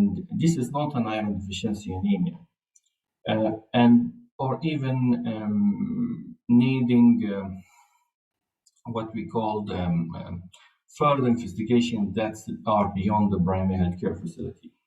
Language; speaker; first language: English; non-native, fluent; Arabic